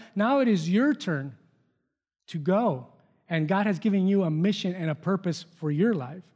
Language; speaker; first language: English; non-native, fluent; Spanish